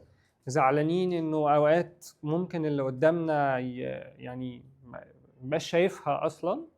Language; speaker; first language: Arabic; native; Arabic